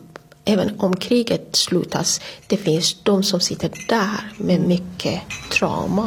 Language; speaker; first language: Swedish; non-native, fluent; Persian